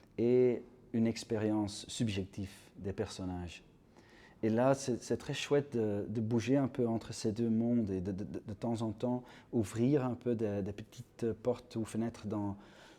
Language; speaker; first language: French; non-native, local second language; Dutch